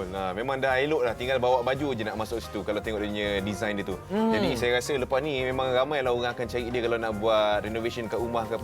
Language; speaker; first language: Malay; native; Malay